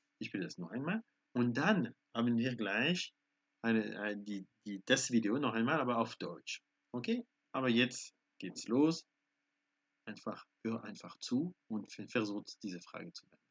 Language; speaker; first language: German; non-native, fluent; French